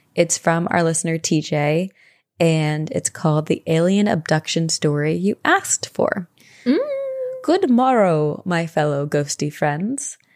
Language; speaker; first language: English; native; English